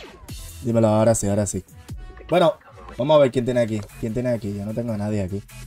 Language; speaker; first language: Spanish; native; Spanish